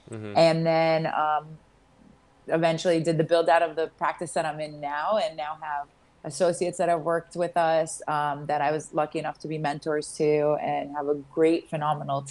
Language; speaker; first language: English; native; English